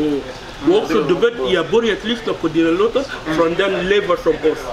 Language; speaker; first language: Swedish; non-native, learner; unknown